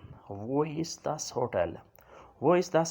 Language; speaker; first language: German; non-native, learner; Urdu